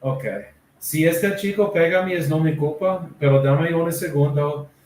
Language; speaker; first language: Spanish; non-native, learner; English